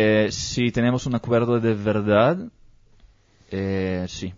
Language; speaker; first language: Spanish; non-native, learner; Hebrew